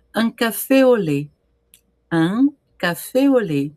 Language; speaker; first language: French; non-native, fluent; Portuguese